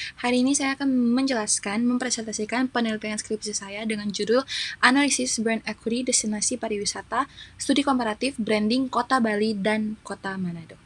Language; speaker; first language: Indonesian; native; Indonesian